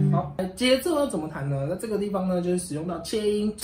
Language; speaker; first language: Chinese; native; Chinese